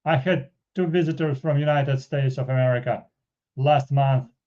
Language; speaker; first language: English; non-native, fluent; Russian